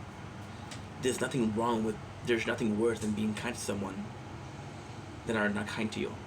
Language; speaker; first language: English; non-native, local second language; French